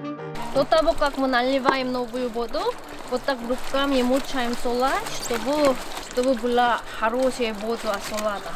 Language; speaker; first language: Russian; non-native, learner; Korean